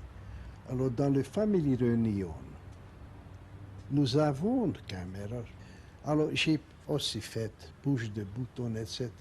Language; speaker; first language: French; non-native, learner; Hungarian